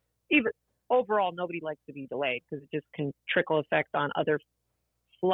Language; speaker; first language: English; early bilingual, other home language; Portuguese